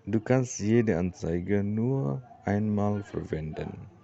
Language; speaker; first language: German; non-native, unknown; Indonesian